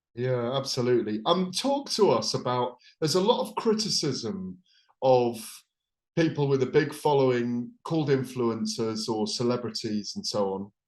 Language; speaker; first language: English; native; English